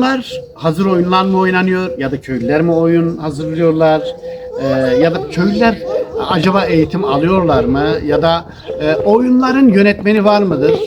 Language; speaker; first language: Turkish; native; Turkish